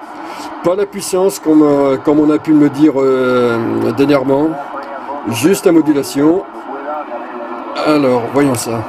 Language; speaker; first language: French; native; French